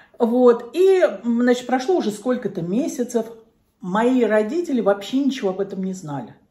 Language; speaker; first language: Russian; native; Russian